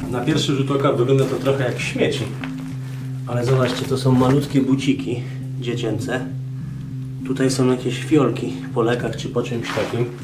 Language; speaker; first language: Polish; native; Polish